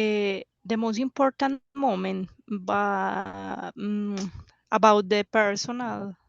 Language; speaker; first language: English; non-native, learner; Spanish